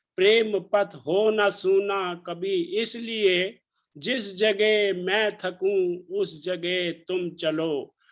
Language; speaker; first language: Hindi; native; Hindi